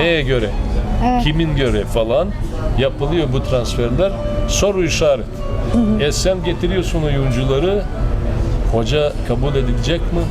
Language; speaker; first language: Turkish; non-native, fluent; Serbian